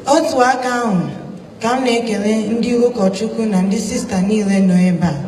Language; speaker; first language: Igbo; early bilingual, heritage; Igbo